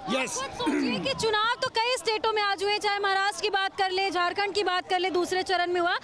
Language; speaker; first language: Hindi; native; Hindi